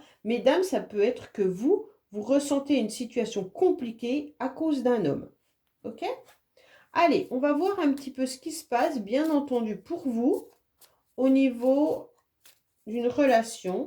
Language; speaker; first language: French; native; French